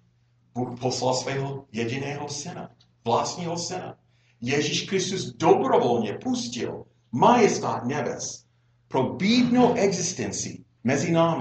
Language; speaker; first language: Czech; non-native, fluent; English